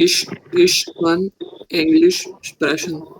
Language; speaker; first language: German; non-native, learner; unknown